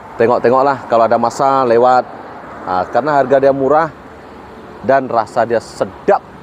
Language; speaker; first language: Malay; native; Malay